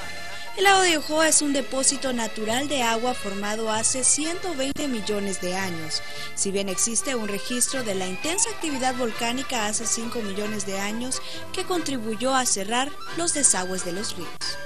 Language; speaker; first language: Spanish; native; Spanish